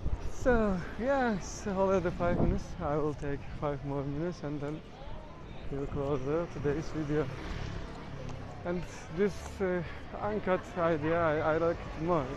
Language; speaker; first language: English; non-native, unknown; Turkish